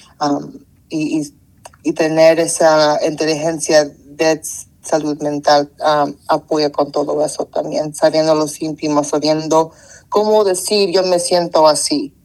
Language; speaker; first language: Spanish; early bilingual, heritage; Spanish